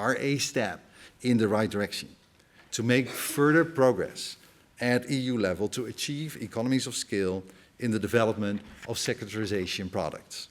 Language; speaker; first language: English; non-native, fluent; Dutch